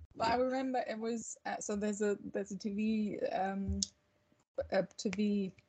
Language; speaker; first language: English; non-native, fluent; German